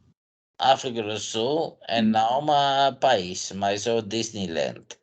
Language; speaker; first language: Portuguese; non-native, fluent; Dutch